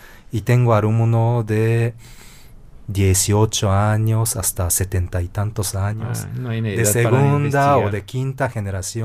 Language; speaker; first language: Spanish; non-native, fluent; Japanese